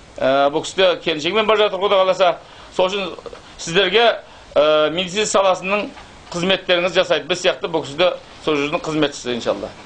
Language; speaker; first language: Kazakh; native; Kazakh